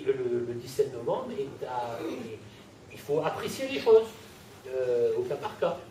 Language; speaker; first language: French; native; French